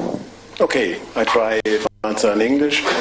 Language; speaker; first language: English; non-native, fluent; German